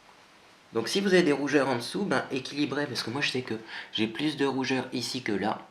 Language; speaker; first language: French; native; French